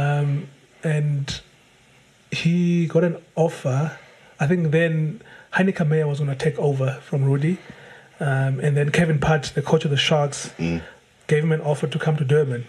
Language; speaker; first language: English; non-native, local second language; Xhosa